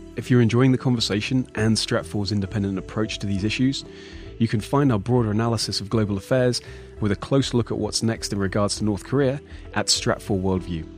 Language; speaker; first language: English; native; English